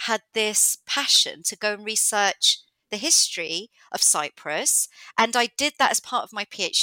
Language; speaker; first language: English; non-native, local second language; Greek